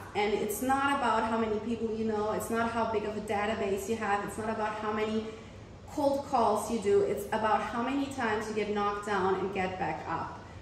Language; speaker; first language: English; non-native, fluent; German